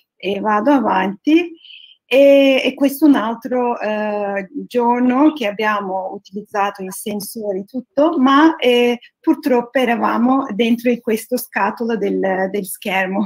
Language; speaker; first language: Italian; non-native, learner; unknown